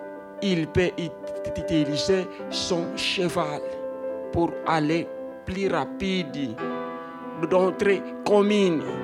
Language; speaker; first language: French; non-native, learner; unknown